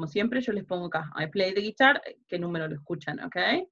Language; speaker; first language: Spanish; native; Spanish